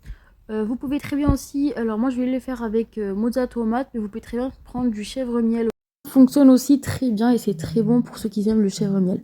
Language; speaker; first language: French; native; French